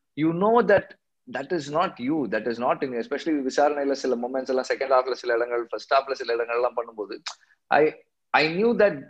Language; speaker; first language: English; non-native, local second language; Tamil